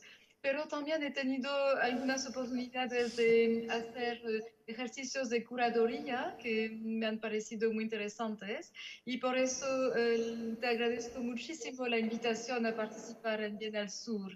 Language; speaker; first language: Spanish; non-native, fluent; French